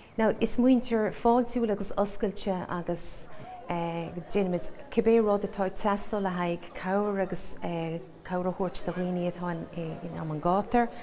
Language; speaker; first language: Irish; non-native, local second language; English